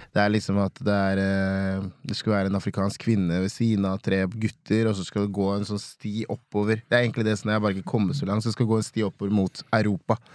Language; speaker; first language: Norwegian; non-native, fluent; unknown